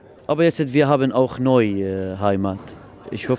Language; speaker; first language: German; non-native, learner; Arabic